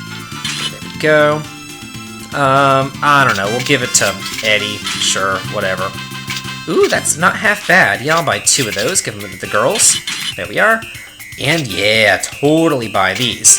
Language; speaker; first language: English; native; English